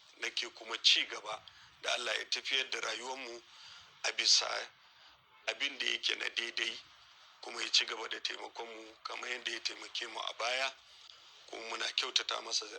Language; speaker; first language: Hausa; native; Hausa